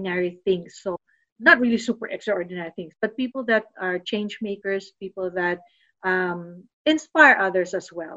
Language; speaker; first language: English; non-native, local second language; Filipino